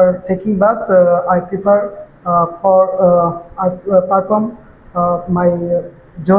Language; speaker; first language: English; non-native, learner; Bangla